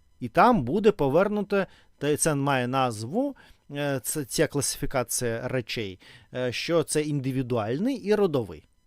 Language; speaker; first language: Ukrainian; non-native, learner; Russian